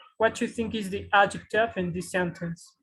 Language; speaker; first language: English; non-native, fluent; Spanish